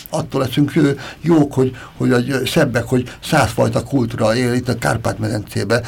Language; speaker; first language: Hungarian; native; Hungarian